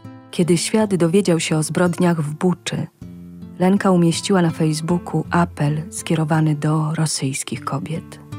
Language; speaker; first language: Polish; native; Polish